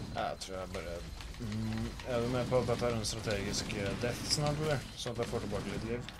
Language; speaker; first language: Norwegian; native; Norwegian